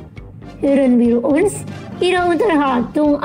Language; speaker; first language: German; non-native, fluent; Indonesian